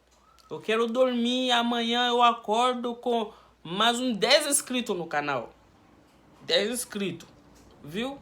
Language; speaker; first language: Portuguese; non-native, learner; Haitian Creole